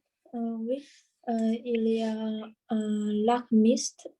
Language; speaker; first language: French; non-native, learner; Chinese